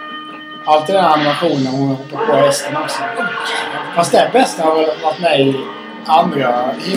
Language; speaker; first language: Swedish; native; Swedish